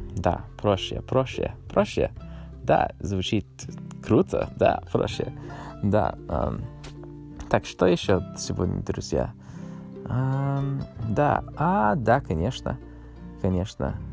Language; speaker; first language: Russian; non-native, learner; English